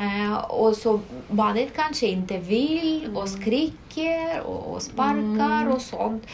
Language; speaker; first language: Swedish; non-native, fluent; Russian